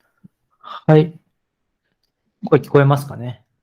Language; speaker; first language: Japanese; native; Japanese